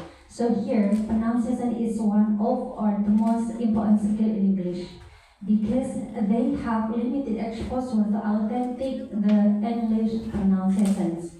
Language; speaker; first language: English; non-native, learner; Indonesian